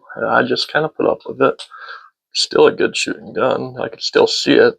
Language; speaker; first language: English; native; English